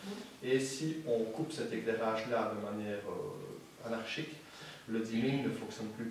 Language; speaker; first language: French; native; French